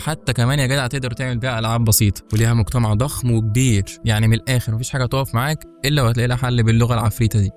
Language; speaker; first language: Arabic; native; Arabic